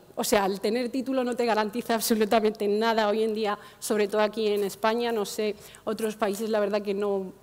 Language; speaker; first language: Spanish; non-native, fluent; Arabic